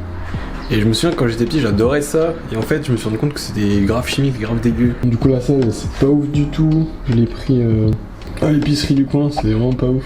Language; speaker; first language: French; native; French